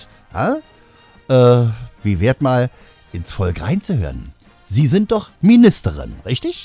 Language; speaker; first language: German; native; German